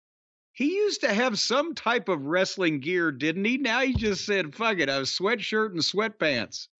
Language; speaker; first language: English; native; English